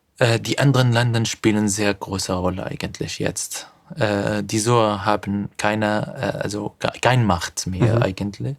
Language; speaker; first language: German; non-native, fluent; Arabic